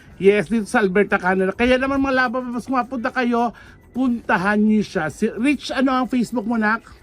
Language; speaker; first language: Filipino; native; Filipino